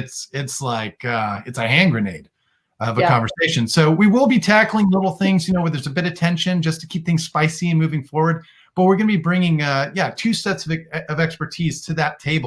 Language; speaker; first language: English; native; English